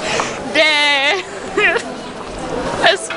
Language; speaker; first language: Spanish; non-native, learner; English